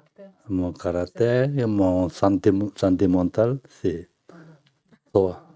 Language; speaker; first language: French; non-native, fluent; Tibetan